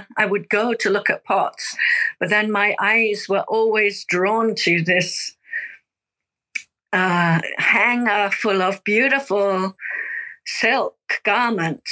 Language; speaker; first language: English; native; English